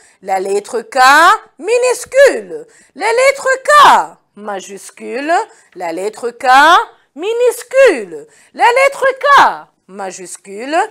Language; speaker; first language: French; non-native, local second language; Kinyarwanda